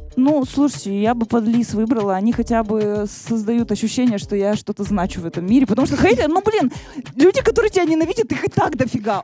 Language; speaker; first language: Russian; native; Russian